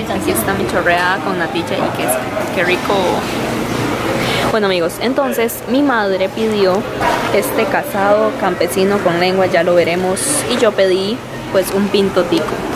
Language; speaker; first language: Spanish; early bilingual, other home language; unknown